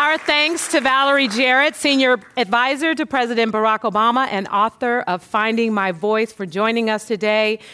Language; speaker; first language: English; native; English